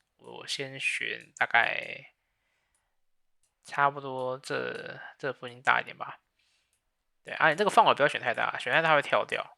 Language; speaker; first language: Chinese; native; Chinese